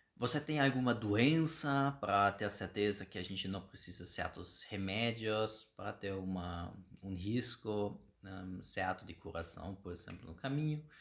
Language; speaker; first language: Portuguese; non-native, fluent; German